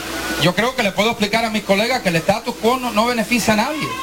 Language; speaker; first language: Spanish; native; Spanish